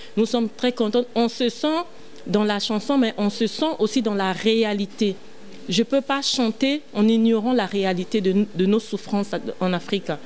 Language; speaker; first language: French; non-native, local second language; Lingala